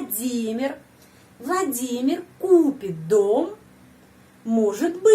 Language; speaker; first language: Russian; non-native, fluent; Indonesian